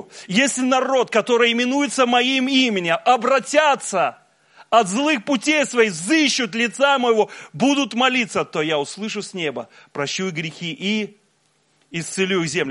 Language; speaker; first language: Russian; native; Russian